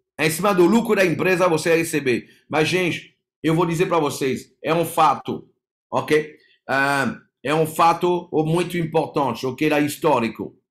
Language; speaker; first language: Portuguese; non-native, fluent; French